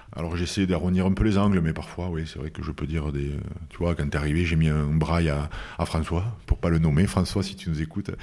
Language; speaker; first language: French; native; French